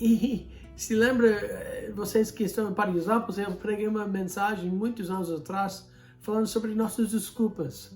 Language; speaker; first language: Portuguese; non-native, fluent; English